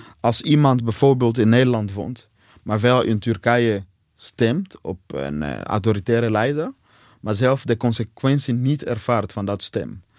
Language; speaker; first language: Dutch; non-native, fluent; Swahili